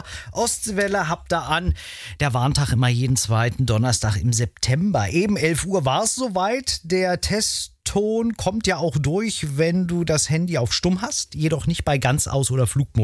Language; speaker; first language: German; native; German